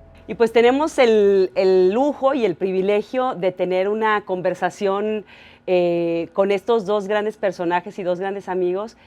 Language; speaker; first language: Spanish; native; Spanish